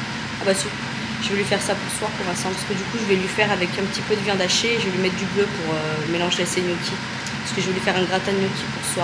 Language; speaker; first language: French; native; French